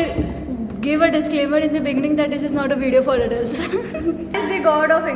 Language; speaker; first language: English; non-native, local second language; Hindi